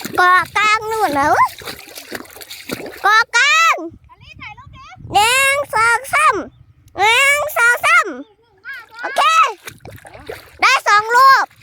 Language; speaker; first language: Thai; native; Thai